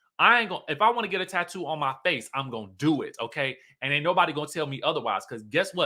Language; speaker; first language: English; native; English